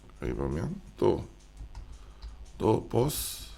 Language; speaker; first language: Greek; non-native, learner; Korean